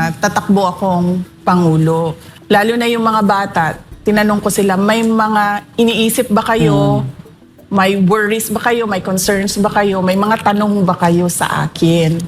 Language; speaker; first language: Filipino; non-native, local second language; Cebuano